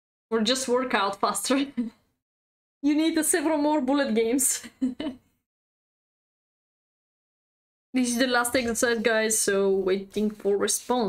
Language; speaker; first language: English; non-native, fluent; Bulgarian